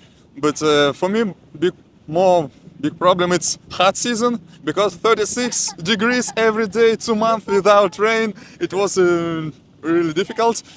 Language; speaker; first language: English; non-native, learner; Russian